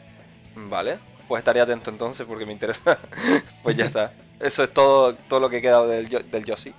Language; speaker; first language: Spanish; native; Spanish